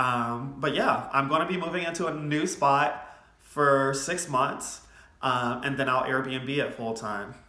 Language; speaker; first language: English; native; English